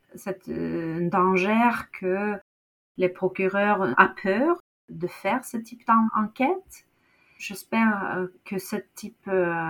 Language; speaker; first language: French; non-native, fluent; Norwegian